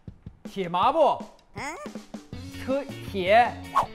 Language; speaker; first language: Chinese; native; Chinese